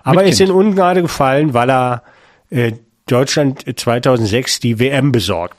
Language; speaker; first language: German; native; German